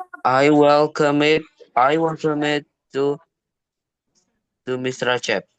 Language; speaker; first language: English; non-native, learner; Indonesian